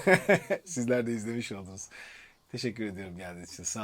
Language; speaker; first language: Turkish; native; Turkish